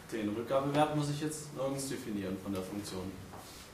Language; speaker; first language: German; native; German